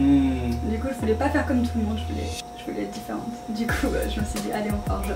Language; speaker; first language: French; native; French